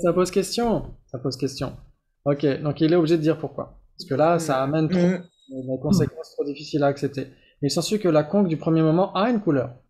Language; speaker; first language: French; native; French